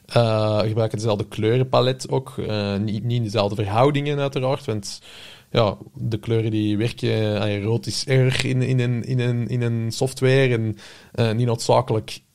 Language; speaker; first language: Dutch; native; Dutch